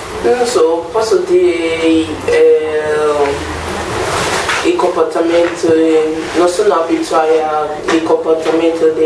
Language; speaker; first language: Italian; non-native, learner; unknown